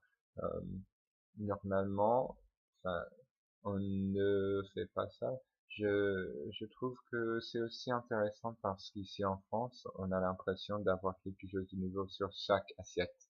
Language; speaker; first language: French; non-native, fluent; English